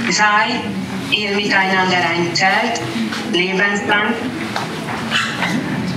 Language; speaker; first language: German; non-native, learner; Hungarian